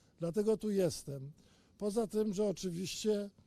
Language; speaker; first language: Polish; native; Polish